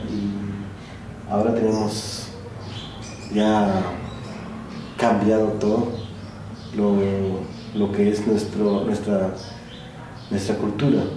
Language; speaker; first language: Spanish; non-native, local second language; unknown